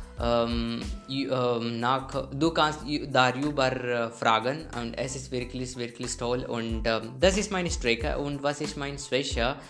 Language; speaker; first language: German; non-native, learner; Hindi